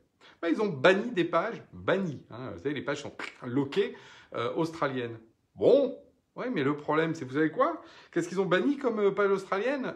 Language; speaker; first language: French; native; French